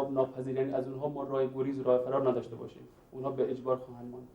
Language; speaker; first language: Persian; native; Persian